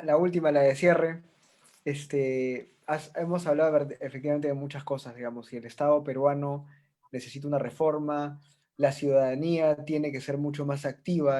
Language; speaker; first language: Spanish; native; Spanish